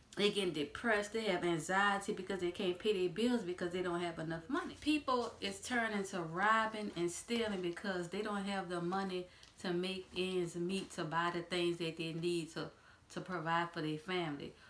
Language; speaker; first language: English; native; English